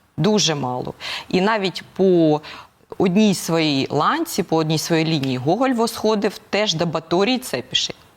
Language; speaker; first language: Ukrainian; non-native, local second language; Russian